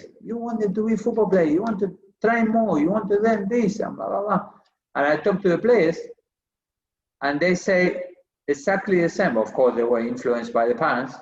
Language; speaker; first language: English; non-native, fluent; Spanish